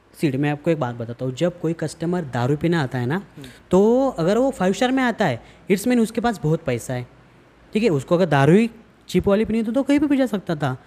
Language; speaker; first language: Hindi; non-native, local second language; Marathi